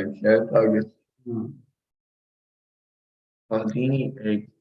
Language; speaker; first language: Irish; non-native, learner; English